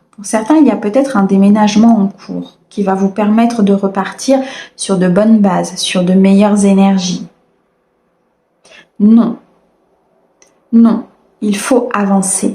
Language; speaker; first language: French; native; French